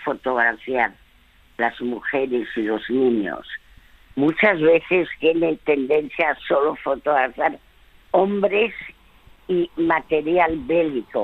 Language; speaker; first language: Spanish; early bilingual, other home language; French